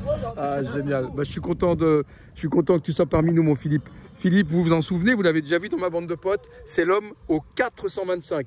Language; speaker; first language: French; native; French